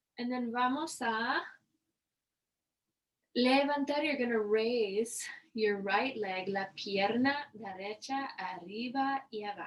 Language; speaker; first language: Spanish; non-native, learner; English